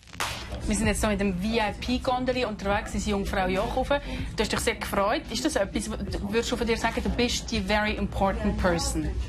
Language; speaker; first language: German; native; German